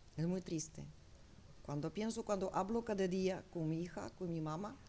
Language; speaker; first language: Spanish; non-native, learner; Ukrainian